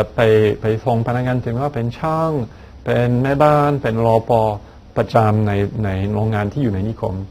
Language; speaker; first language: Thai; non-native, fluent; French